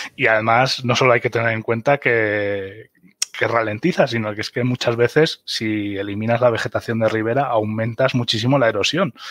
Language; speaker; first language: Spanish; early bilingual, other home language; German